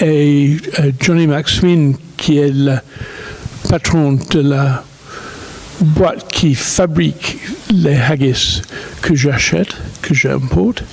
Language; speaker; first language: French; non-native, fluent; English